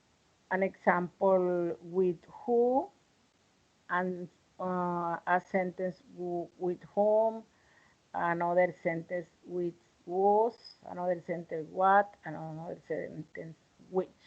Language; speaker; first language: English; non-native, learner; Spanish